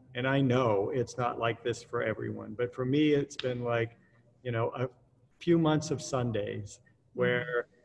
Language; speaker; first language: English; native; English